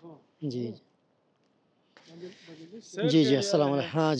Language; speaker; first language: Hindi; non-native, fluent; Bangla